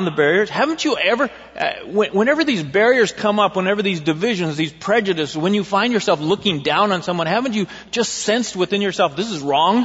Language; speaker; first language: English; native; English